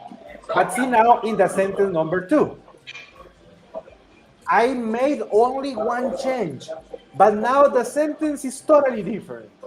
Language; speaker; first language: English; non-native, fluent; Spanish